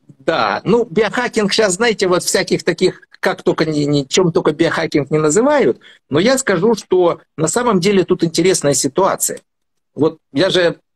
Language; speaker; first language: Russian; native; Russian